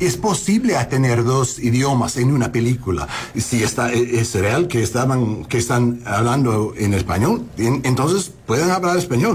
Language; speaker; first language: Spanish; early bilingual, heritage; English